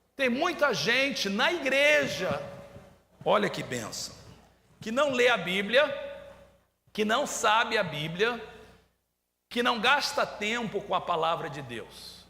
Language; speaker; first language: Portuguese; native; Portuguese